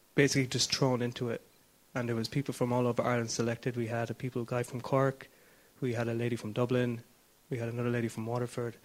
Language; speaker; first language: English; native; English